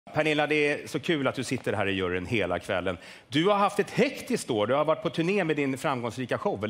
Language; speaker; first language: Swedish; native; Swedish